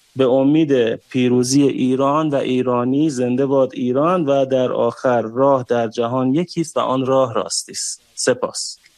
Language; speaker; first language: Persian; native; Persian